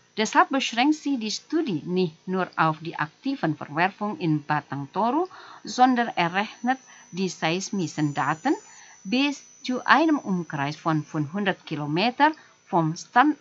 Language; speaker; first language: German; non-native, fluent; Indonesian